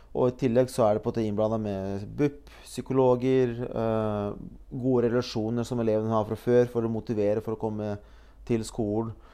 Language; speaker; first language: Norwegian; early bilingual, other home language; Bosnian